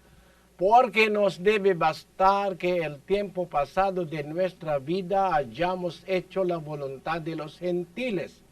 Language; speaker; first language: Spanish; non-native, learner; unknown